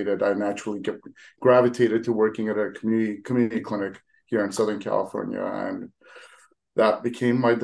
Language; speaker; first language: English; early bilingual, other home language; Armenian